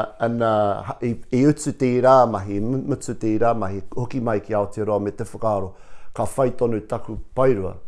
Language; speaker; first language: Māori; non-native, local second language; English